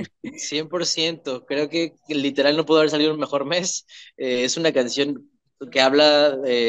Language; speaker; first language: Spanish; native; Spanish